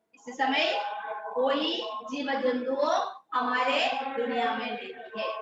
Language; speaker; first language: Hindi; non-native, local second language; Malayalam